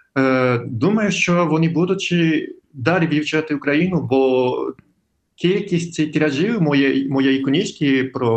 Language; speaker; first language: Ukrainian; non-native, fluent; Japanese